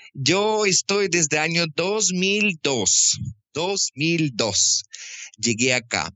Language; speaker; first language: Spanish; non-native, fluent; Russian